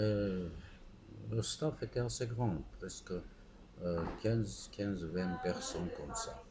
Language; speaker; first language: French; non-native, fluent; Armenian